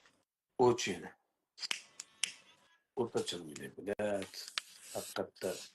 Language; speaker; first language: Russian; non-native, learner; Uzbek